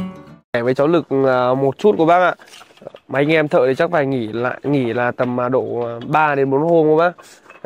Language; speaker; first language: Vietnamese; native; Vietnamese